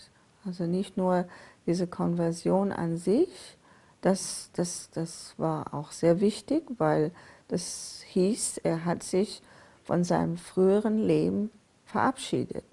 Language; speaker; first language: German; non-native, fluent; Persian